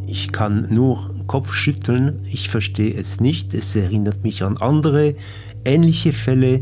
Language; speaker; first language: German; non-native, local second language; French